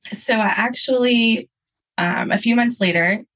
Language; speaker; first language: English; native; English